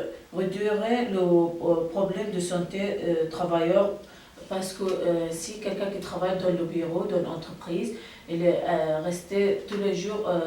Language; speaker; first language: French; non-native, learner; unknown